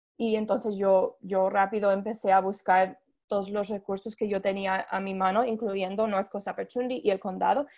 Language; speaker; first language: Spanish; non-native, fluent; English